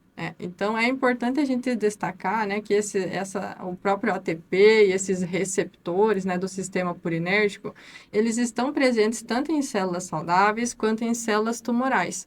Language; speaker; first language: Portuguese; native; Portuguese